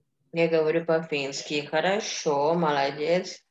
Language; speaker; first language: Russian; non-native, fluent; Indonesian